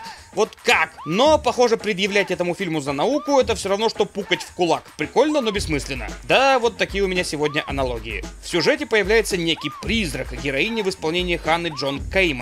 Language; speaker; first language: Russian; native; Russian